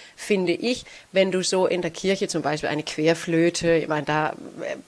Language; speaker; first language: German; non-native, fluent; Danish